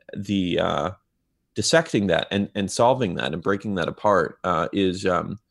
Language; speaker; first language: English; non-native, fluent; Hebrew